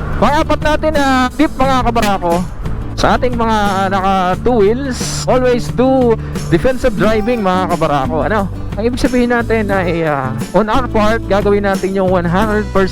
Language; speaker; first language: Filipino; native; Filipino